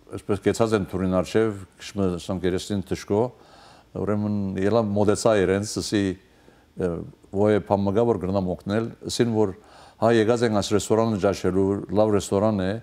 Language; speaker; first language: Armenian; early bilingual, heritage; Armenian